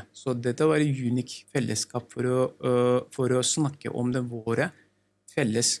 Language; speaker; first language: Norwegian; non-native, learner; Turkish